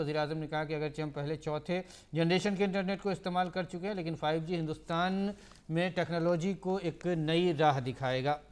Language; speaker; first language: Urdu; native; Urdu